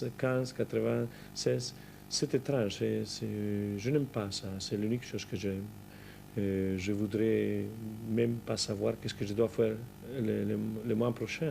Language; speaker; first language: French; non-native, fluent; Spanish